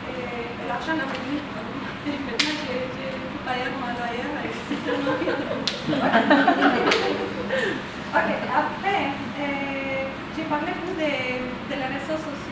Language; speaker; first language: French; non-native, fluent; Spanish